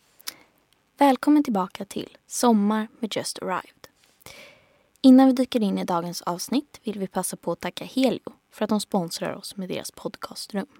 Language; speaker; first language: Swedish; native; Swedish